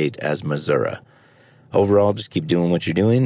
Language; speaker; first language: English; native; English